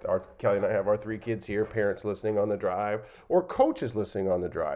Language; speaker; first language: English; native; English